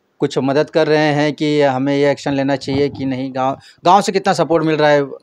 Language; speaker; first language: Hindi; native; Hindi